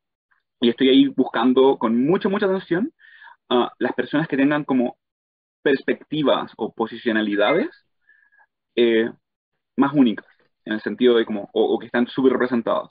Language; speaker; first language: Spanish; native; Spanish